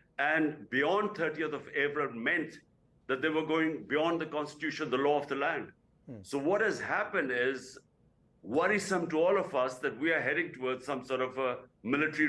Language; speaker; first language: English; non-native, local second language; Urdu